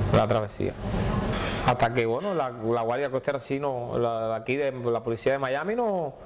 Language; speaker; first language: Spanish; native; Spanish